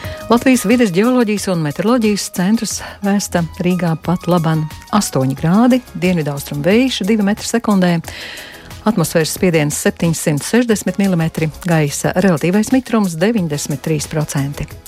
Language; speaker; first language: Latvian; native; Latvian